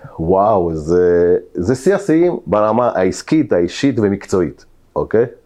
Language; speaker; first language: Hebrew; early bilingual, other home language; Spanish